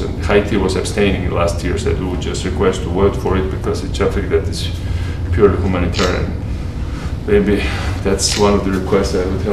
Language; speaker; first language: English; non-native, fluent; Georgian